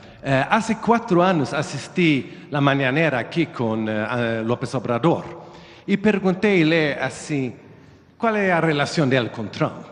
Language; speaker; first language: Spanish; non-native, learner; Swedish